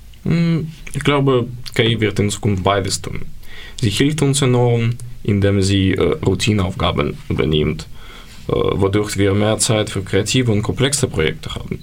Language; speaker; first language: German; non-native, learner; Ukrainian